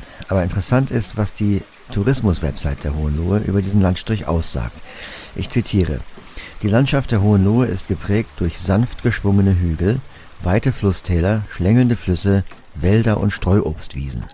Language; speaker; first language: German; native; German